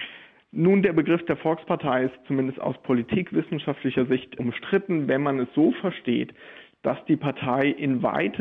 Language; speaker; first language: German; native; German